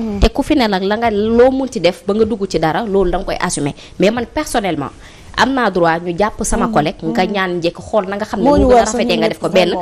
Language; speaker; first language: Wolof; native; Wolof